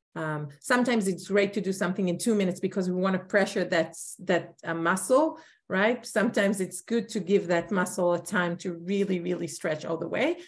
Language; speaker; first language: English; non-native, fluent; Hebrew